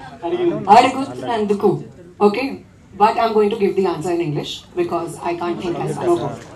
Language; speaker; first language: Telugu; non-native, learner; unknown